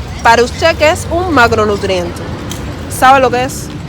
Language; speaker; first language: Spanish; native; Spanish